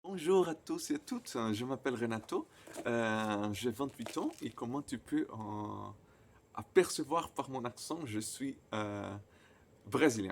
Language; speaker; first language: French; non-native, fluent; Portuguese